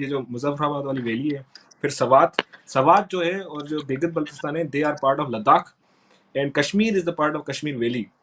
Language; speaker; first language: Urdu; non-native, local second language; Sindhi